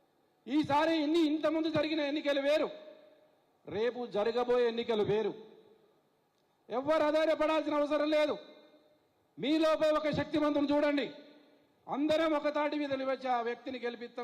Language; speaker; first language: Telugu; native; Telugu